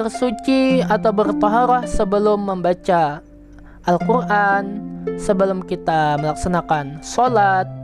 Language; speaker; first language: Indonesian; native; Indonesian